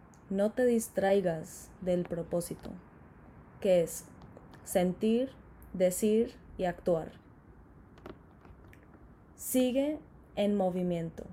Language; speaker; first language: Spanish; early bilingual, heritage; Spanish